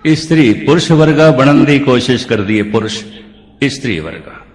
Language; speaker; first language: Urdu; non-native, local second language; Punjabi